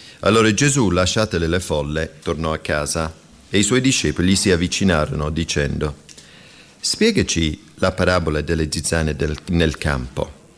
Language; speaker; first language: Italian; non-native, fluent; English